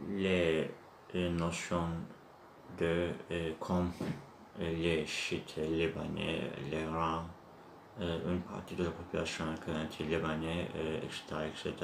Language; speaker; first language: French; non-native, learner; Turkish